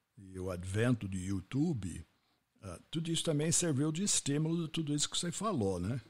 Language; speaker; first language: Portuguese; non-native, fluent; English